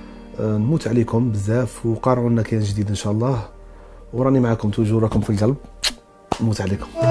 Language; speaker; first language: Arabic; native; Arabic